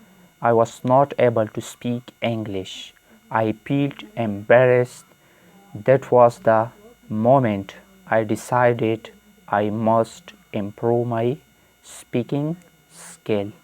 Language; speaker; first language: English; non-native, fluent; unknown